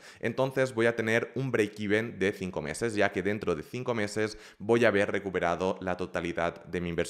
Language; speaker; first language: Spanish; native; Spanish